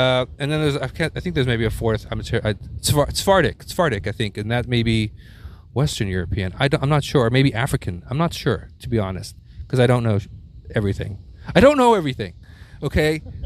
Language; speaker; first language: English; native; English